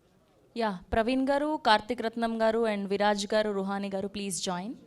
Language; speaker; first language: Telugu; native; Telugu